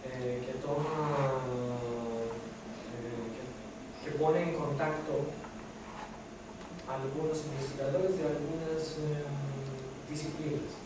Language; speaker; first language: Portuguese; non-native, learner; Spanish